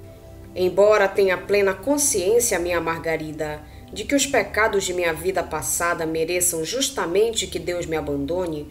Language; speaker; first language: Portuguese; native; Portuguese